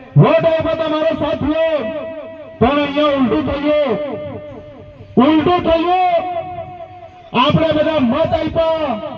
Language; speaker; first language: Gujarati; non-native, local second language; Bhili